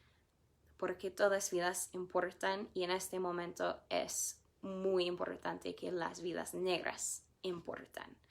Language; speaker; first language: Spanish; non-native, fluent; English